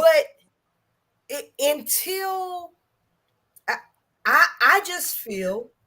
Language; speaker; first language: English; native; English